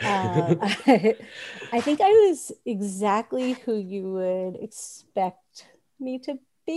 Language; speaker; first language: English; native; English